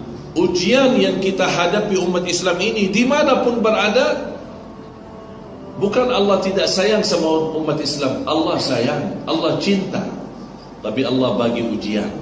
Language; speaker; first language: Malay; non-native, fluent; Arabic